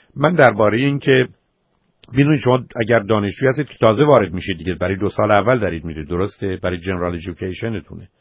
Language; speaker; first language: Persian; native; Persian